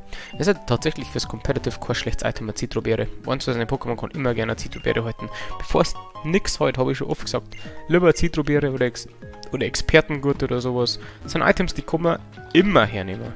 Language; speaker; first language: German; native; German